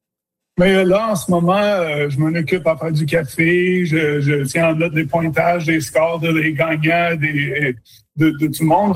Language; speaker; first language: French; native; French